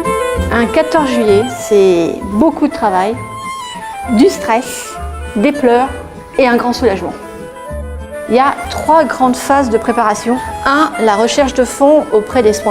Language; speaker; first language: French; native; French